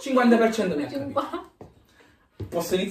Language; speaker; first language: Italian; native; Italian